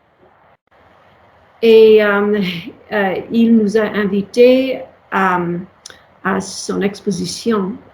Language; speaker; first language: French; non-native, fluent; English